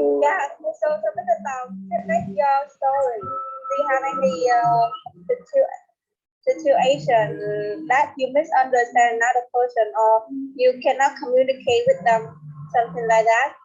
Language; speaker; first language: English; non-native, learner; Vietnamese